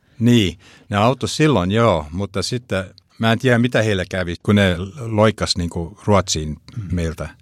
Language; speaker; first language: Finnish; early bilingual, heritage; Finnish